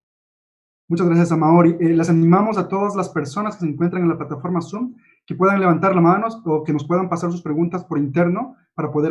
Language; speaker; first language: Spanish; native; Spanish